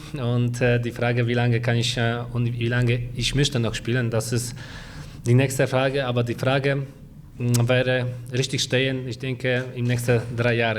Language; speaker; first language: German; non-native, fluent; Polish